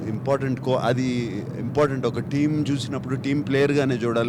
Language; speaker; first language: Telugu; native; Telugu